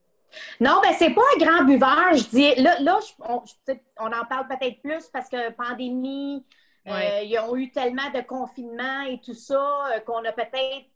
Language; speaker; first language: French; native; French